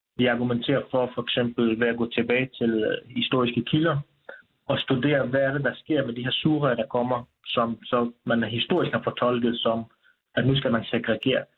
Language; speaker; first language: Danish; early bilingual, other home language; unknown